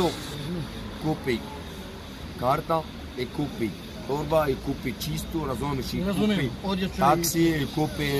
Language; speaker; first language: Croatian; non-native, learner; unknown